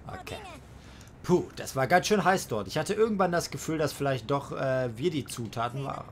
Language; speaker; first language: German; native; German